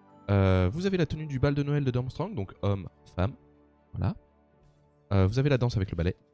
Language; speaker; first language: French; native; French